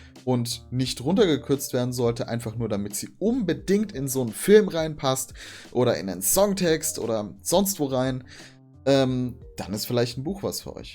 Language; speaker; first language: German; native; German